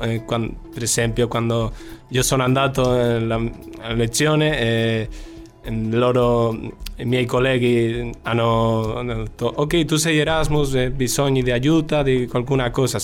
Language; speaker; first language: Italian; non-native, fluent; Spanish